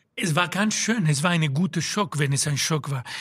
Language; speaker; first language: German; non-native, fluent; Spanish